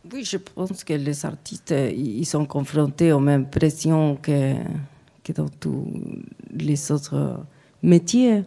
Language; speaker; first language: French; non-native, fluent; Spanish